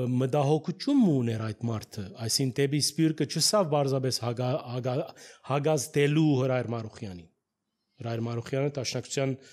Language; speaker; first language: Armenian; early bilingual, heritage; Armenian